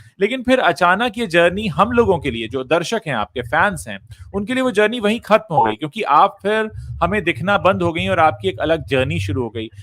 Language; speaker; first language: Hindi; native; Hindi